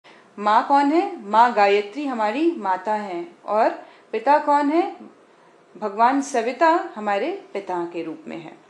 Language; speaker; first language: Hindi; native; Hindi